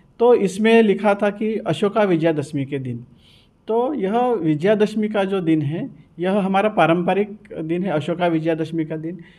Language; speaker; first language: Hindi; non-native, local second language; Marathi